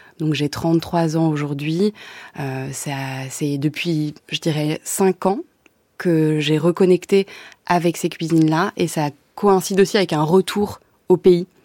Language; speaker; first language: French; native; French